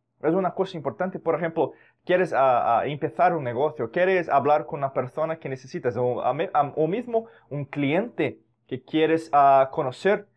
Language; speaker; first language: Spanish; non-native, fluent; Portuguese